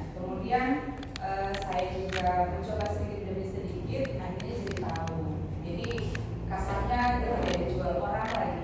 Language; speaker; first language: Indonesian; non-native, local second language; Javanese